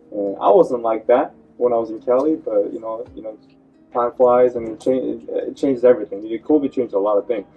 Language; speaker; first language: English; non-native, learner; Korean